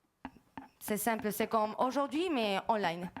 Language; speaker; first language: French; non-native, fluent; Spanish